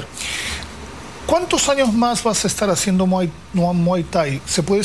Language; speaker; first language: Spanish; native; Spanish